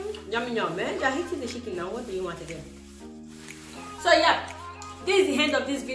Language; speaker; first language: English; non-native, local second language; Igbo